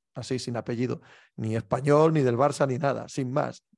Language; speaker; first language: Spanish; native; Spanish